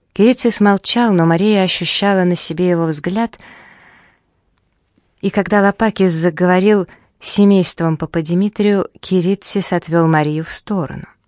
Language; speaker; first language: Russian; native; Russian